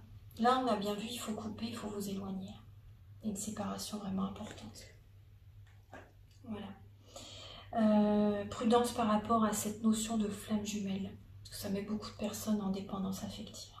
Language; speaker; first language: French; native; French